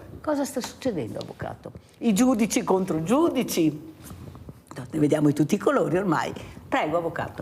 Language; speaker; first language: Italian; native; Italian